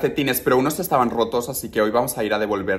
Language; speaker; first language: Spanish; native; Spanish